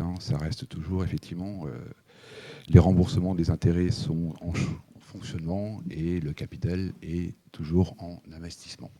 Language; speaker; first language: French; native; French